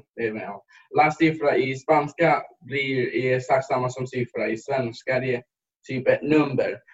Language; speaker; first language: Swedish; early bilingual, heritage; English